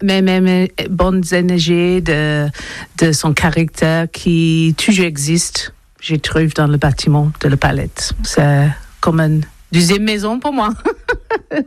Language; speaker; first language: French; non-native, learner; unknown